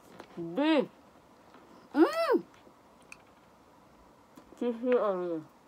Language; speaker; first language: Japanese; non-native, learner; Filipino